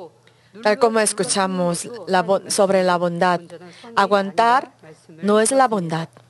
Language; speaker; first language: Spanish; non-native, learner; Korean